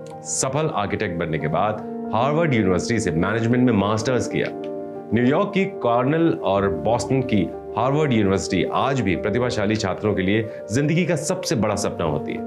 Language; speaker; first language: Hindi; native; Hindi